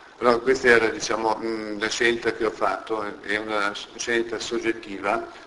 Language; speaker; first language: Italian; non-native, local second language; German